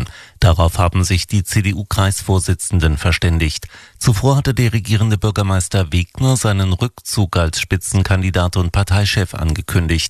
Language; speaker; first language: German; native; German